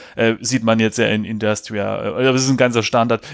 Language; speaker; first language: German; native; German